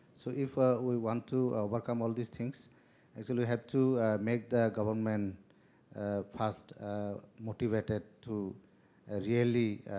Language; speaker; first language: English; non-native, local second language; Kok Borok